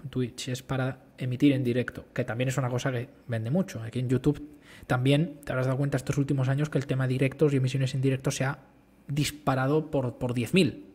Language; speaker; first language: Spanish; native; Spanish